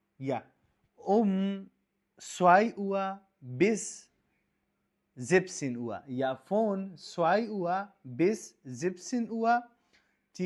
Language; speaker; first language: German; non-native, fluent; Urdu